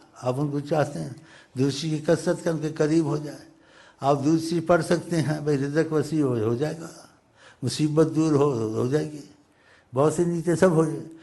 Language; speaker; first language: Urdu; non-native, local second language; Saraiki